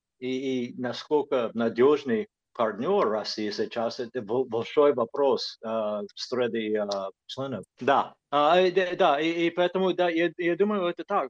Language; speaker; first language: Russian; non-native, fluent; English